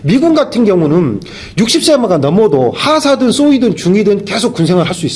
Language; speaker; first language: Korean; native; Korean